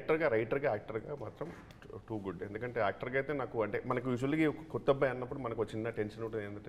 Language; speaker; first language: Telugu; native; Telugu